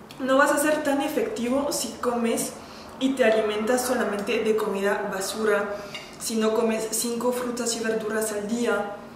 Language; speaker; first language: Spanish; non-native, fluent; French